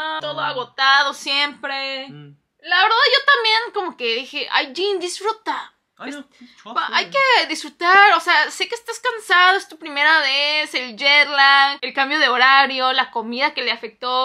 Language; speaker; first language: Spanish; non-native, fluent; Korean